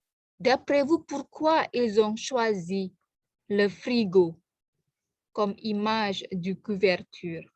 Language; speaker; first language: French; non-native, fluent; Indonesian